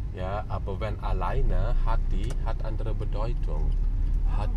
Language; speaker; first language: German; non-native, fluent; Indonesian